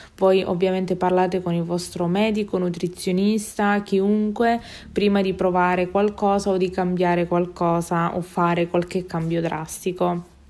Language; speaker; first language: Italian; native; Italian